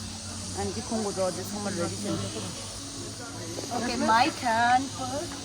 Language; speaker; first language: English; non-native, learner; Tibetan